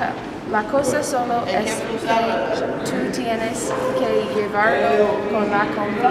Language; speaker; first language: Spanish; non-native, learner; English